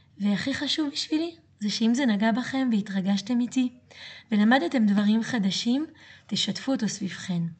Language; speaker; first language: Hebrew; early bilingual, other home language; French